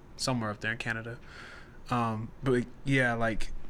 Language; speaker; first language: English; native; English